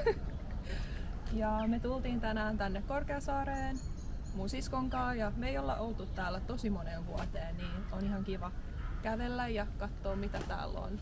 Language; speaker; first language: Finnish; native; Finnish